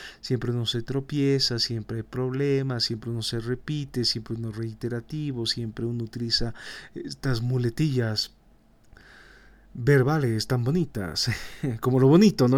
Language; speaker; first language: Spanish; native; Spanish